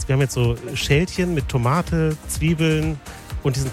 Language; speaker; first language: German; native; German